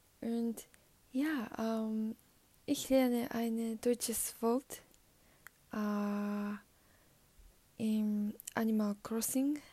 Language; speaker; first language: German; non-native, learner; Japanese